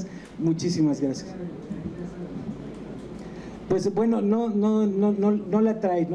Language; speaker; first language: Spanish; native; Spanish